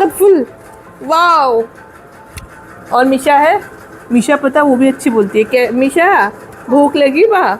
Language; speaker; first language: Hindi; native; Hindi